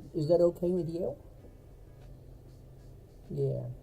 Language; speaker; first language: English; non-native, fluent; Filipino